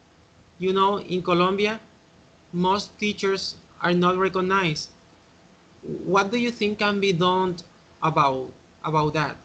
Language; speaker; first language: English; non-native, fluent; Spanish